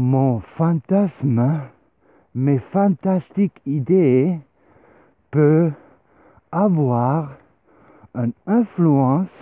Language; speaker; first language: French; non-native, learner; Swiss German